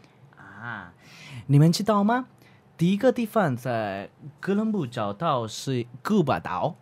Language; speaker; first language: Chinese; non-native, learner; Spanish